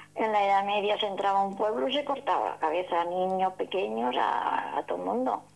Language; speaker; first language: Spanish; native; Spanish